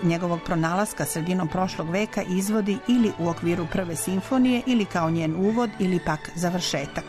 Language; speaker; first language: Serbian; native; Serbian